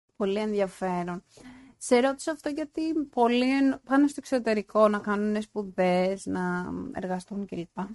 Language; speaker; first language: Greek; native; Greek